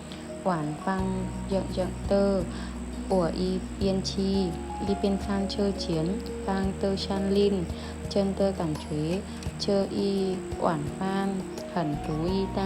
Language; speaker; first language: Chinese; non-native, learner; Vietnamese